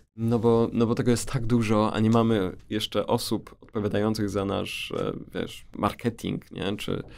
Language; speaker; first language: Polish; native; Polish